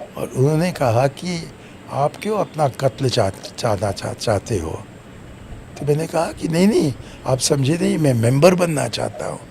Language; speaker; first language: Hindi; non-native, local second language; Tamil